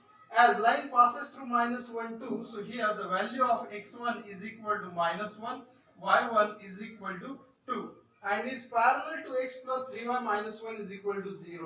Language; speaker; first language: English; non-native, local second language; Marathi